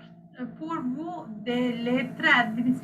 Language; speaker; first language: French; non-native, learner; Sinhala